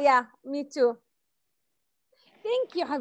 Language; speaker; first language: English; non-native, fluent; Arabic